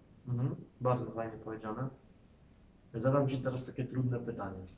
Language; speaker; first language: Polish; native; Polish